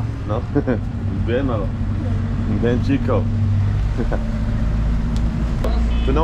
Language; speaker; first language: Spanish; non-native, learner; English